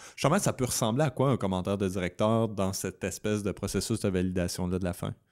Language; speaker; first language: French; native; French